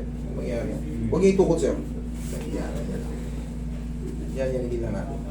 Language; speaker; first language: Filipino; native; Filipino